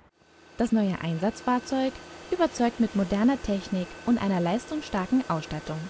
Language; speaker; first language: German; native; German